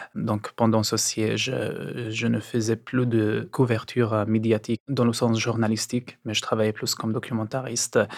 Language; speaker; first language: French; non-native, fluent; Arabic